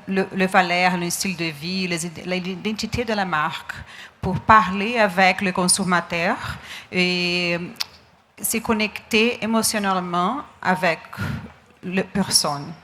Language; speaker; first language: French; non-native, learner; Portuguese